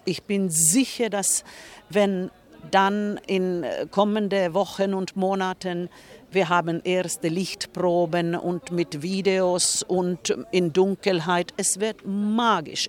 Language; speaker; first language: German; non-native, fluent; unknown